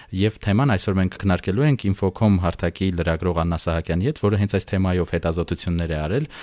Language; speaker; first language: Armenian; native; Armenian